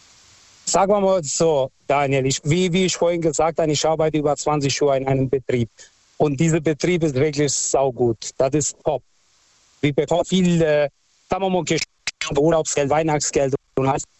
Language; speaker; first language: German; non-native, local second language; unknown